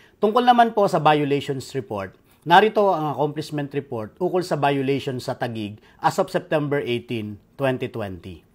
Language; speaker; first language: Filipino; native; Filipino